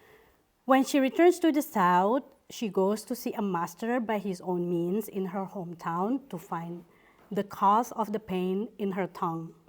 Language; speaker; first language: English; non-native, fluent; Indonesian